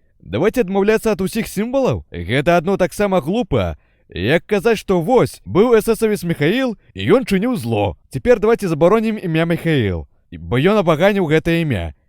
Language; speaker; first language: Belarusian; native; Belarusian